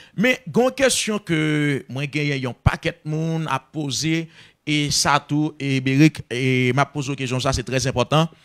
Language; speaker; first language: French; non-native, local second language; Haitian Creole